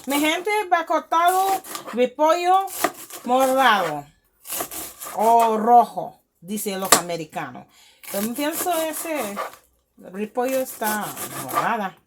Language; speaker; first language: Spanish; non-native, learner; English